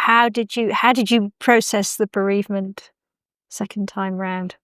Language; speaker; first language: English; native; English